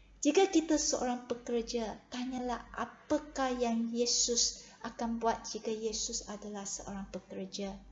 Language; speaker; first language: Malay; non-native, local second language; Chinese